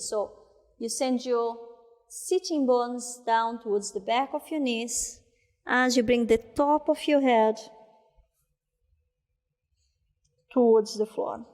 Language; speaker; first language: English; non-native, fluent; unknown